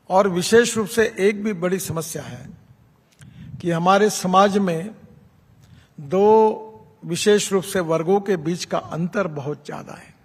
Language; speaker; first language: Hindi; non-native, local second language; Marathi